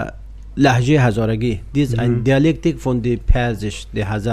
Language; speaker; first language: German; non-native, learner; Persian